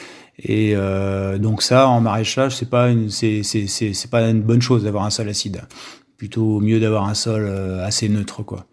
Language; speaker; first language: French; native; French